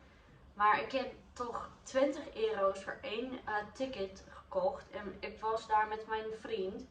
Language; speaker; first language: Dutch; non-native, learner; English